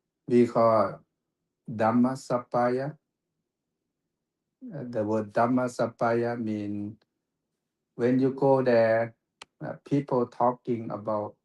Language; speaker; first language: English; non-native, fluent; Thai